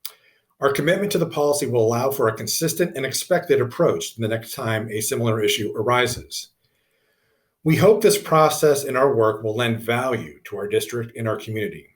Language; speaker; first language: English; native; English